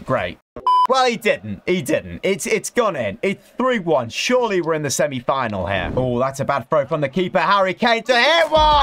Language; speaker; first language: English; native; English